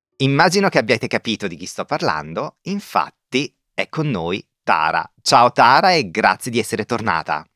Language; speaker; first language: Italian; native; Italian